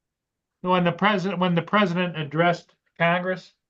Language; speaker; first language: English; native; English